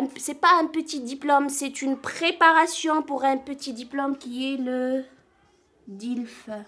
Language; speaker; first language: French; non-native, local second language; Kabyle